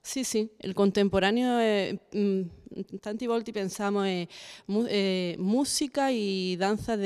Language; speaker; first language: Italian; non-native, learner; Spanish